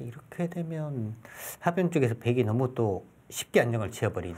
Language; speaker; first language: Korean; native; Korean